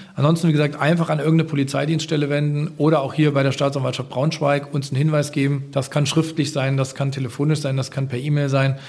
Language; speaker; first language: German; native; German